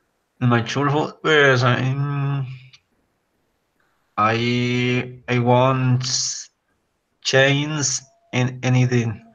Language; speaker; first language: English; non-native, learner; Spanish